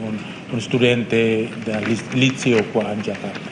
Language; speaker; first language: Italian; non-native, fluent; Indonesian